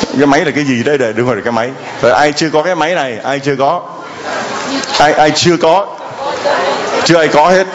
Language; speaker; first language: Vietnamese; native; Vietnamese